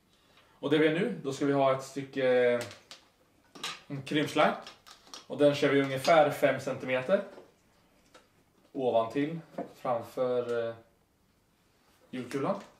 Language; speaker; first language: Swedish; native; Swedish